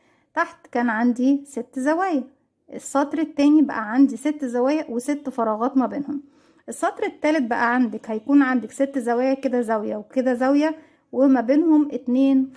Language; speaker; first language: Arabic; native; Arabic